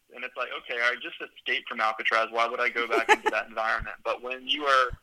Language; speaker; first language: English; native; English